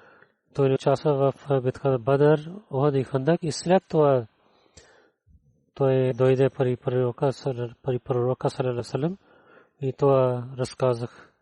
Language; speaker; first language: Bulgarian; non-native, learner; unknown